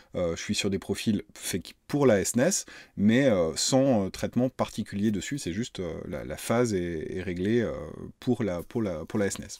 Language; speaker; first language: French; native; French